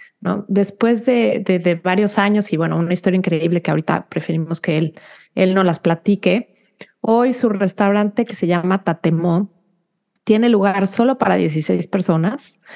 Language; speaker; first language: Spanish; native; Spanish